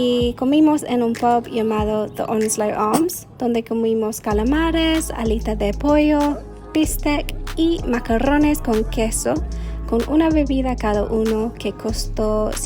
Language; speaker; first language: Spanish; non-native, learner; English